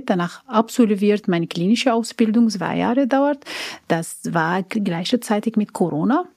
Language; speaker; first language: German; non-native, learner; Arabic